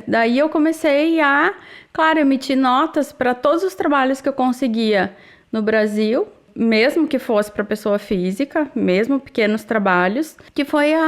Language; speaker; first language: Portuguese; native; Portuguese